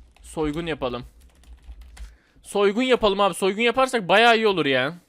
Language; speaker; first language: Turkish; native; Turkish